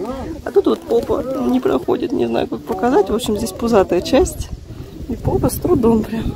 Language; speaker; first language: Russian; native; Russian